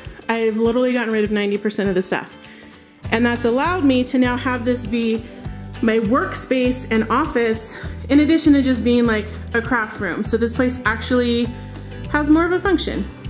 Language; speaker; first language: English; native; English